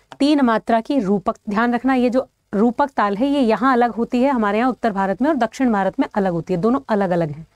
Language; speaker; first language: Hindi; native; Hindi